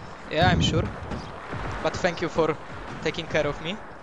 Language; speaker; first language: English; non-native, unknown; Polish